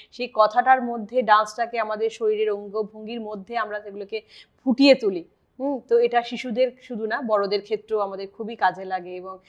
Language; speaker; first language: Bangla; native; Bangla